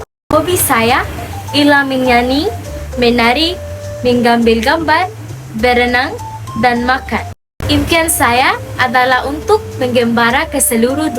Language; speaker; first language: Indonesian; non-native, learner; Filipino